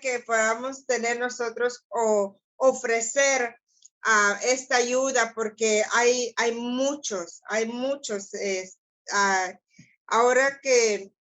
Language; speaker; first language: Spanish; non-native, local second language; English